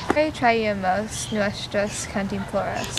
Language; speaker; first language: Spanish; non-native, learner; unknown